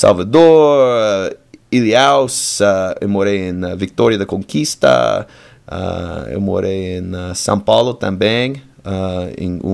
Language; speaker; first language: Portuguese; non-native, learner; English